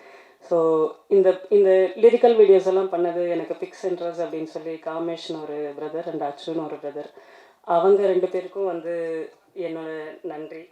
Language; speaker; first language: Tamil; native; Tamil